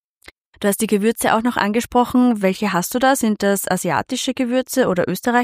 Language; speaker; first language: German; native; German